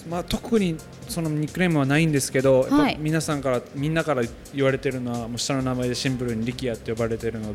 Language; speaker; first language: Japanese; native; Japanese